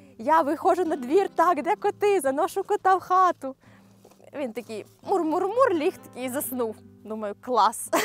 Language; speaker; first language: Ukrainian; native; Ukrainian